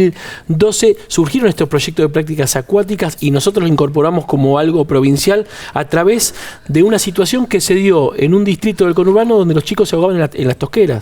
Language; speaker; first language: Spanish; native; Spanish